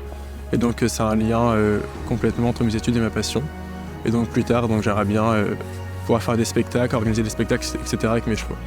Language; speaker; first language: French; native; French